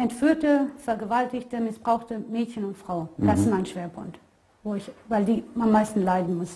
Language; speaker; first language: German; non-native, fluent; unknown